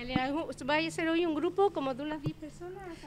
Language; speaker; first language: Spanish; native; Spanish